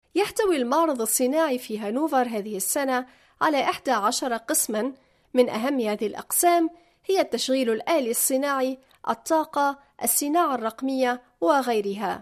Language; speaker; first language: Arabic; native; Arabic